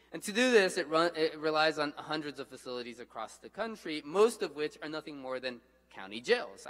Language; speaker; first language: English; native; English